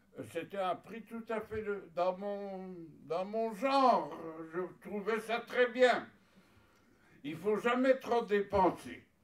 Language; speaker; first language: French; native; French